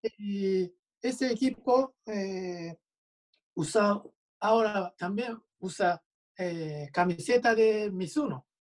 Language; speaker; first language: Spanish; non-native, learner; Japanese